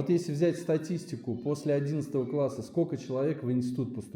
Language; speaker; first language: Russian; native; Russian